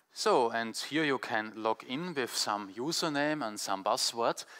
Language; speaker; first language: English; non-native, fluent; German